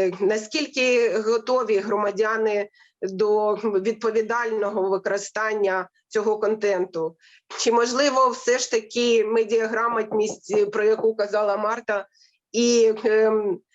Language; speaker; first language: Ukrainian; native; Ukrainian